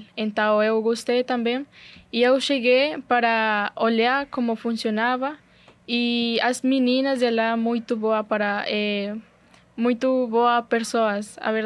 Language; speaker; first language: Portuguese; non-native, learner; Spanish